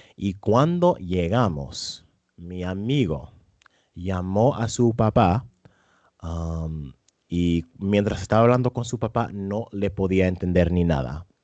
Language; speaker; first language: Spanish; non-native, fluent; English